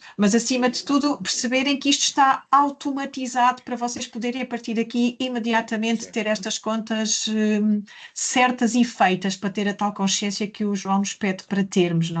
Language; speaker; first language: Portuguese; native; Portuguese